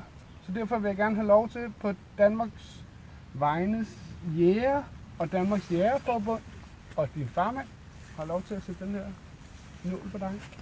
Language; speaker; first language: Danish; native; Danish